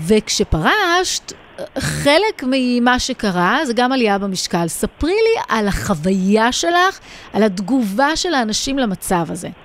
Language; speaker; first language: Hebrew; native; Hebrew